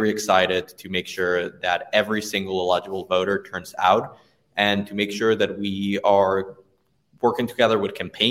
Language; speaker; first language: English; non-native, fluent; Spanish